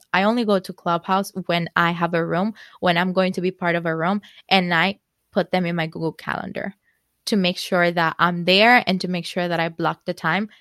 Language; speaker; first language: English; non-native, fluent; Spanish